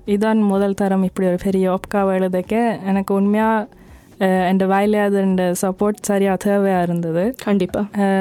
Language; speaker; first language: Tamil; early bilingual, heritage; Norwegian